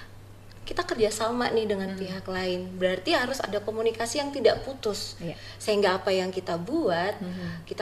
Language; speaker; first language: Indonesian; native; Indonesian